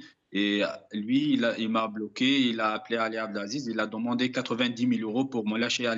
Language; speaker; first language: French; non-native, fluent; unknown